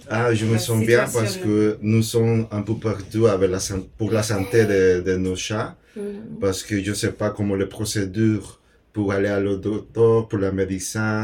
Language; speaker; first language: French; non-native, learner; Spanish